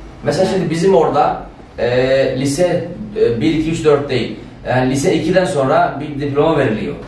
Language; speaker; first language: Turkish; non-native, fluent; Urdu